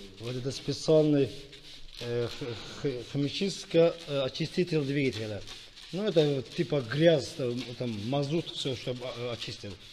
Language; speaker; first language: Russian; non-native, fluent; Azerbaijani